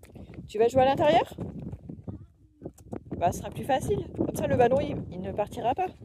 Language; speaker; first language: French; native; French